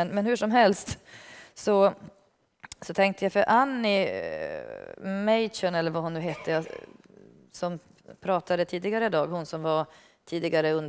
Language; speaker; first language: Swedish; native; Swedish